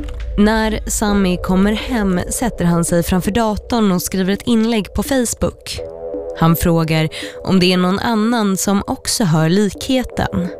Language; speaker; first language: Swedish; native; Swedish